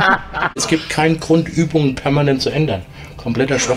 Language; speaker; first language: German; native; German